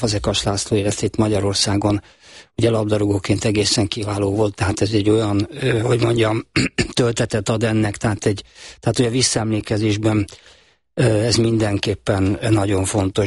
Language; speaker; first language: Hungarian; native; Hungarian